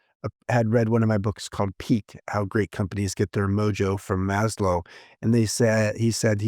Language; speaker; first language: English; native; English